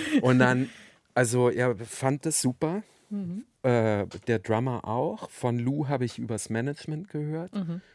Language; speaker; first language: German; native; German